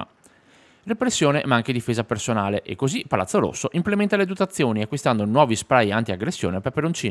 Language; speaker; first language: Italian; native; Italian